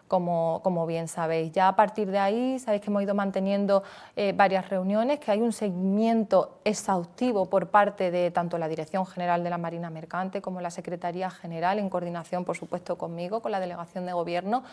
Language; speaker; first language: Spanish; native; Spanish